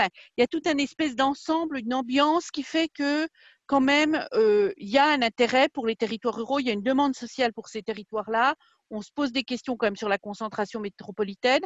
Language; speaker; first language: French; native; French